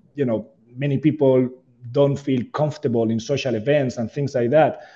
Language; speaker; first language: English; non-native, fluent; Spanish